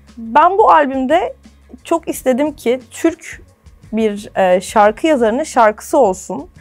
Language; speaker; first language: Turkish; native; Turkish